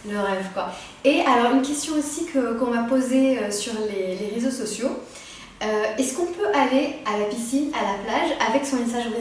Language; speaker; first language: French; native; French